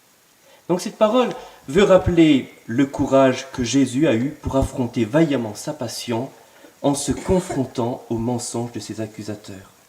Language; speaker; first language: French; native; French